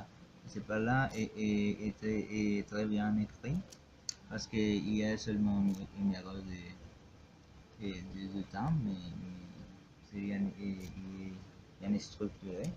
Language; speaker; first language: French; non-native, learner; Spanish